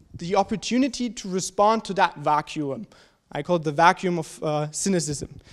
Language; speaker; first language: English; non-native, fluent; German